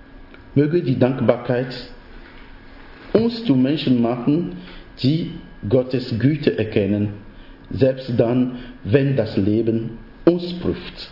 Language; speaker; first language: German; non-native, fluent; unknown